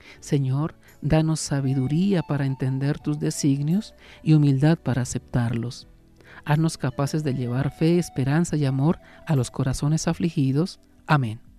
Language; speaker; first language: Spanish; native; Spanish